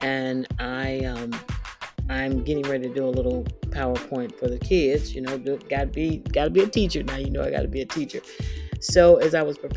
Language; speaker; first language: English; native; English